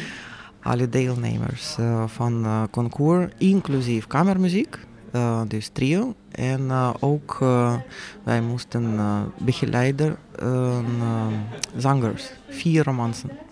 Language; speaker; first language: Dutch; non-native, fluent; Russian